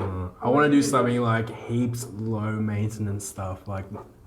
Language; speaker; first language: English; native; English